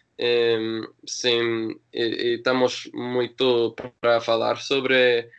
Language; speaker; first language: Portuguese; non-native, learner; English